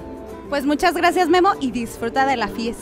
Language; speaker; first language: Spanish; native; Spanish